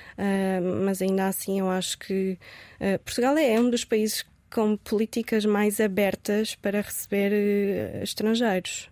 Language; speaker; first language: Portuguese; early bilingual, other home language; Romanian